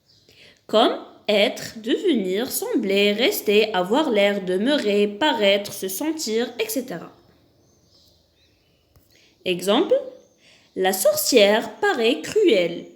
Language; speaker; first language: French; non-native, local second language; Arabic